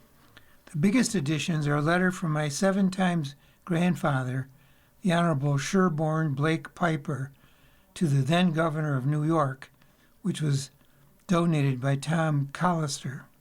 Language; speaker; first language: English; native; English